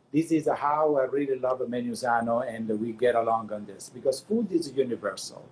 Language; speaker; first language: English; non-native, fluent; Italian